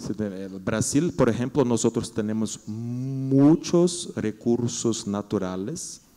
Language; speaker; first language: Spanish; non-native, learner; Portuguese